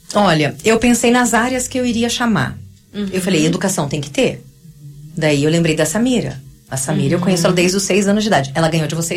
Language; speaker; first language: Portuguese; native; Portuguese